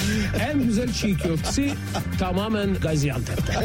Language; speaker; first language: Turkish; non-native, fluent; Russian